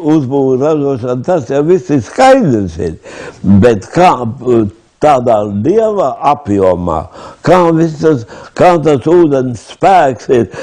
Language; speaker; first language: Latvian; native; Latvian